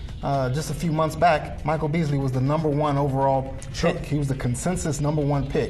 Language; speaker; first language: English; native; English